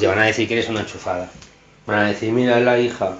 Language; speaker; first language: Spanish; native; Spanish